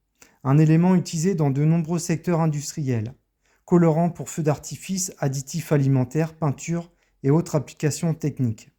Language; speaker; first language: French; native; French